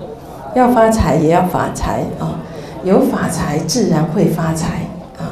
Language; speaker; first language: Chinese; native; Chinese